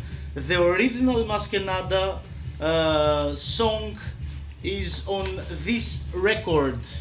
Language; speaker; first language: English; non-native, fluent; Greek